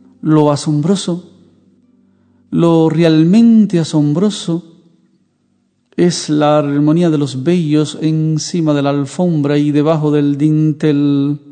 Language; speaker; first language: Spanish; native; Spanish